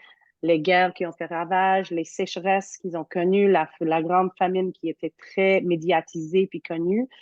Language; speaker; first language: French; native; French